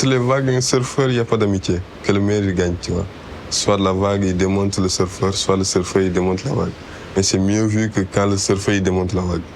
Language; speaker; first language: French; non-native, local second language; Wolof